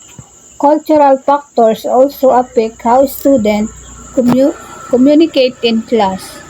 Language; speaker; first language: English; non-native, local second language; Filipino